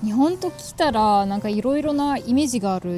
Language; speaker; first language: Japanese; non-native, learner; German